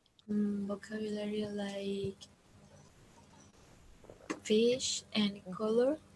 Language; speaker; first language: English; non-native, learner; Spanish